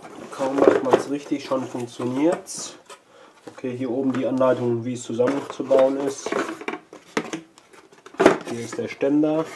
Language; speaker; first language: German; native; German